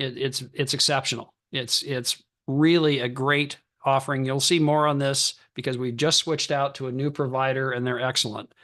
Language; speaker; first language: English; native; English